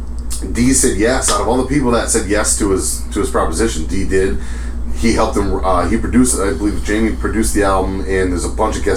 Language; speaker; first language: English; native; English